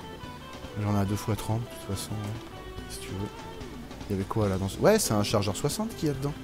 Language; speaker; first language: French; native; French